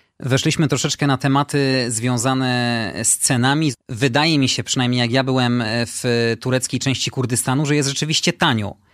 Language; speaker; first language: Polish; native; Polish